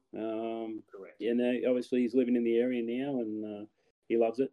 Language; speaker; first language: English; native; English